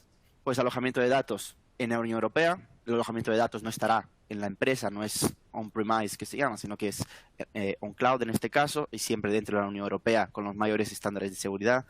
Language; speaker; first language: Spanish; native; Spanish